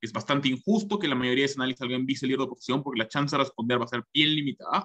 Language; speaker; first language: Spanish; native; Spanish